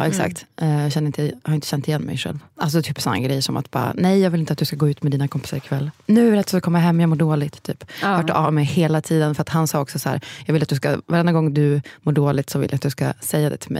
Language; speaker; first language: Swedish; native; Swedish